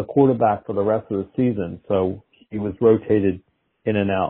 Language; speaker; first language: English; native; English